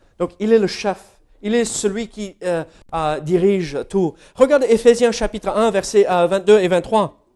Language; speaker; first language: French; non-native, fluent; English